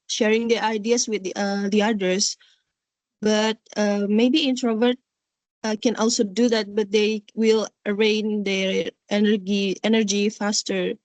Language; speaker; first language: English; non-native, learner; Indonesian